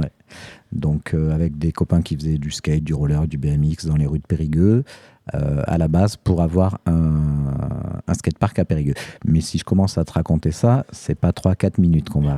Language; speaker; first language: French; native; French